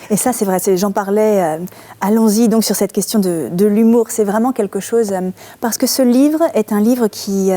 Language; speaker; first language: French; native; French